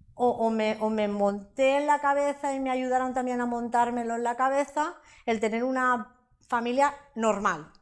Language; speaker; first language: Spanish; non-native, local second language; Catalan